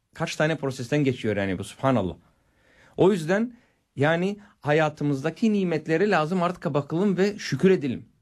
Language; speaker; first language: Turkish; non-native, fluent; Bulgarian